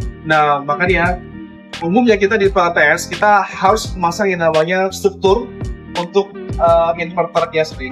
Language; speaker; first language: Indonesian; native; Indonesian